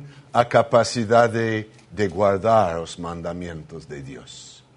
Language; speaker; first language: Spanish; non-native, fluent; English